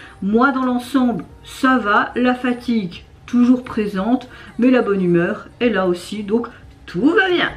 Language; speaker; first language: French; native; French